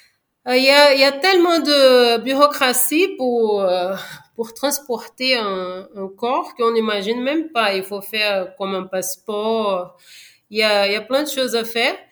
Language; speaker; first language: French; non-native, fluent; Portuguese